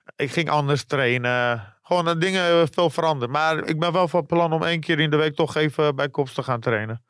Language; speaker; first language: Dutch; early bilingual, other home language; Persian